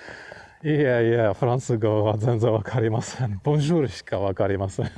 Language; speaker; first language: Japanese; non-native, learner; Polish